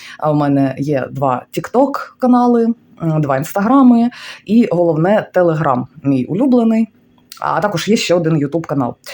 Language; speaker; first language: Ukrainian; non-native, local second language; Russian